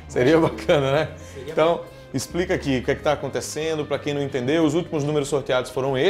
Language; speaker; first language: Portuguese; native; Portuguese